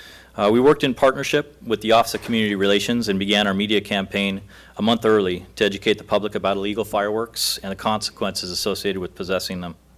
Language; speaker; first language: English; native; English